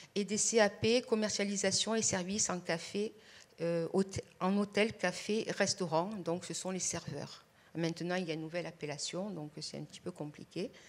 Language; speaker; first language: French; native; French